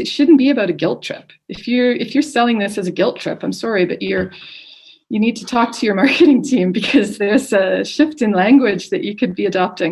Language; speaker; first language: English; native; English